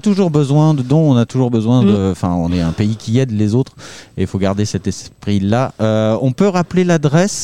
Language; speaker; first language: French; native; French